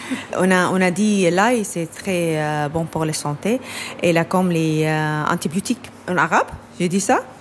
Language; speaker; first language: French; non-native, learner; Arabic